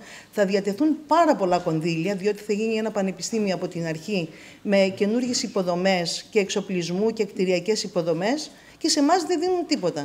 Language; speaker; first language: Greek; native; Greek